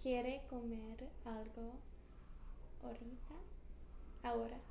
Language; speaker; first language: Spanish; non-native, learner; English